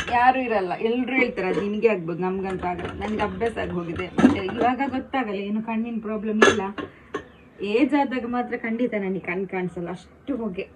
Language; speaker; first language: Kannada; non-native, local second language; Tulu